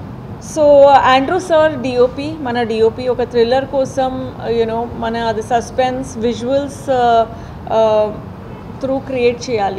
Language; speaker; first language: Telugu; non-native, fluent; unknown